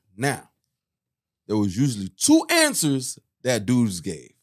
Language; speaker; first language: English; early bilingual, other home language; Haitian Creole